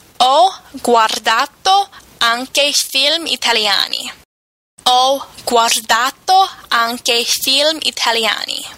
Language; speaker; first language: Italian; non-native, fluent; English